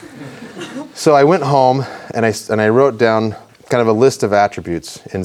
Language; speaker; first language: English; native; English